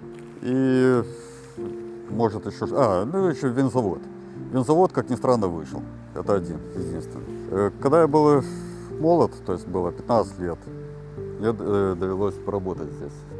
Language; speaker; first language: Russian; native; Russian